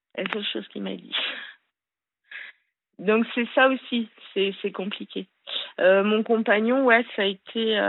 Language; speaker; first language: French; native; French